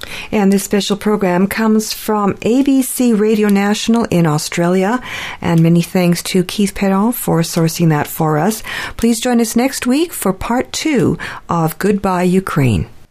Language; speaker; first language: English; early bilingual, other home language; Ukrainian